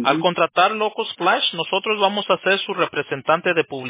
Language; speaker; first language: Spanish; early bilingual, heritage; Spanish